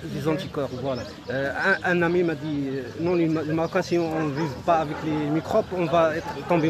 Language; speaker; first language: French; non-native, local second language; Arabic